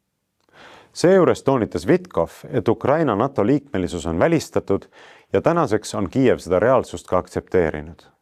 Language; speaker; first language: Estonian; native; Estonian